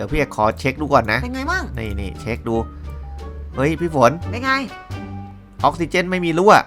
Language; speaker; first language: Thai; native; Thai